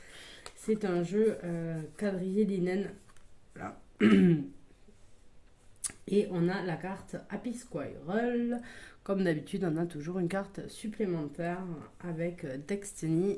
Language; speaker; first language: French; native; French